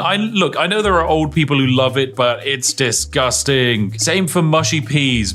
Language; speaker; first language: English; native; English